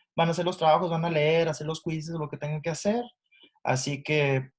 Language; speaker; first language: Spanish; early bilingual, heritage; Spanish